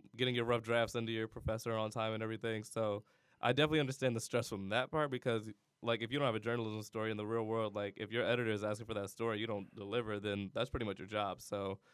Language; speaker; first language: English; native; English